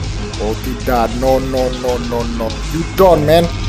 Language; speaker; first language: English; non-native, learner; Indonesian